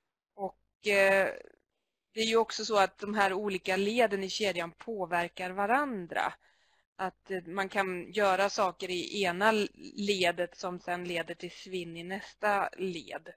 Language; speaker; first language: Swedish; native; Swedish